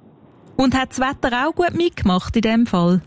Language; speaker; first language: German; native; German